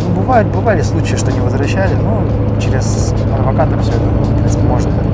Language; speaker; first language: Russian; early bilingual, other home language; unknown